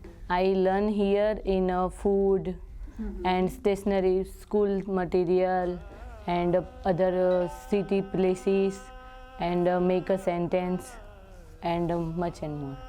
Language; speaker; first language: English; non-native, learner; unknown